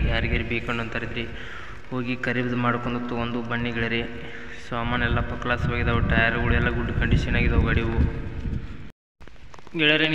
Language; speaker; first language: Kannada; native; Kannada